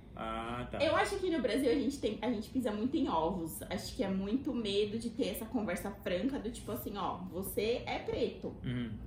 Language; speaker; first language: Portuguese; native; Portuguese